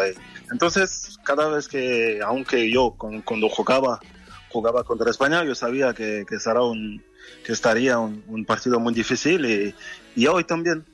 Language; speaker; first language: Spanish; non-native, fluent; French